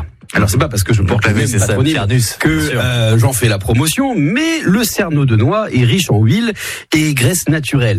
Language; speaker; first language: French; native; French